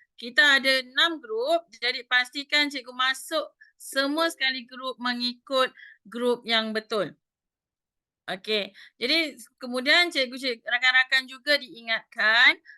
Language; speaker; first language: Malay; native; Malay